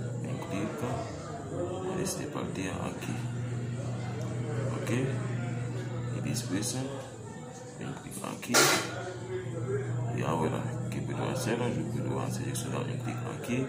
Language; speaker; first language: Spanish; non-native, learner; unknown